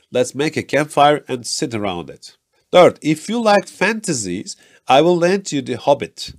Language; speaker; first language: English; non-native, fluent; Turkish